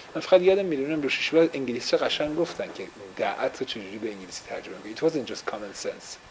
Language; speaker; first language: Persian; early bilingual, heritage; Persian